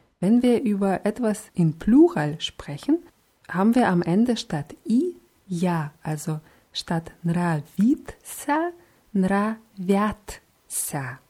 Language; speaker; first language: German; non-native, fluent; Russian